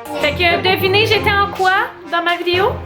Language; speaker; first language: French; native; French